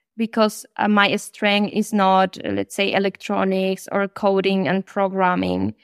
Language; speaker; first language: English; non-native, fluent; Spanish